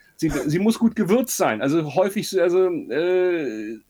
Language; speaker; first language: German; native; German